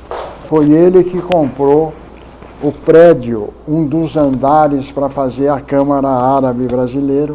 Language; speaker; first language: Portuguese; early bilingual, other home language; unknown